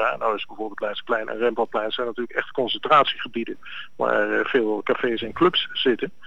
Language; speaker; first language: Dutch; native; Dutch